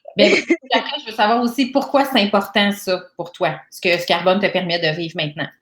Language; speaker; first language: French; native; French